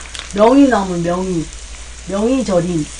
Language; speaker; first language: Korean; native; Korean